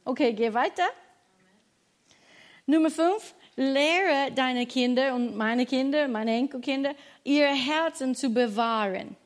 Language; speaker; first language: German; non-native, fluent; English